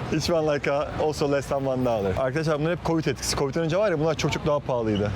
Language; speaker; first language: English; non-native, learner; Turkish